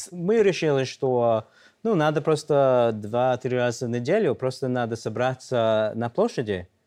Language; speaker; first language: Russian; non-native, fluent; English